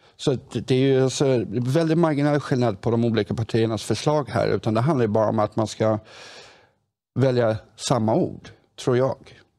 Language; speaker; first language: Swedish; native; Swedish